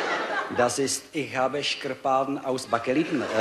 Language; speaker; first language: German; non-native, learner; Czech